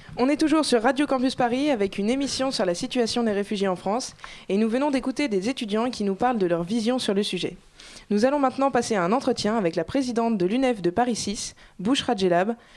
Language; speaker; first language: French; native; French